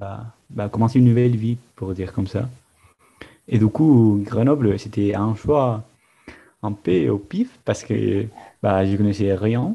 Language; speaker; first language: French; non-native, fluent; Spanish